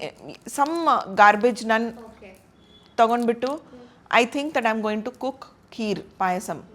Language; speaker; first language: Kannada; non-native, local second language; Hindi